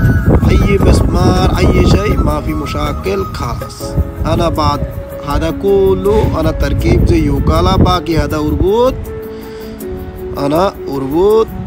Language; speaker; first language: Arabic; non-native, learner; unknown